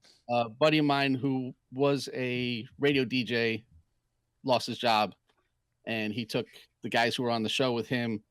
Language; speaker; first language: English; native; English